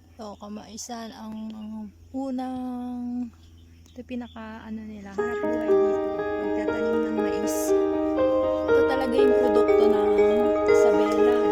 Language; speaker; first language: Filipino; non-native, local second language; Cebuano